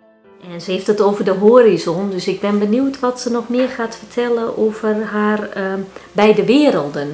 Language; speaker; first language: Dutch; early bilingual, heritage; Turkish